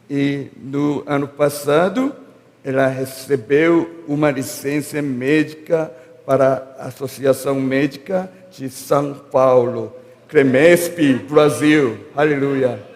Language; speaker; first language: Portuguese; non-native, learner; Korean